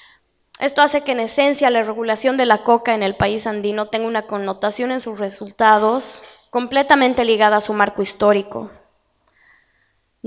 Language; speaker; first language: Spanish; native; Spanish